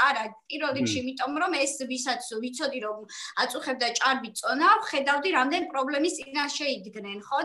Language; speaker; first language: Georgian; native; Georgian